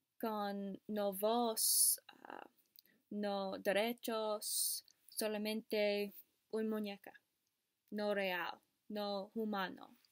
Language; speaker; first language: Spanish; non-native, learner; English